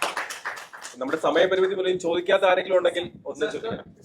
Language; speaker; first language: Malayalam; native; Malayalam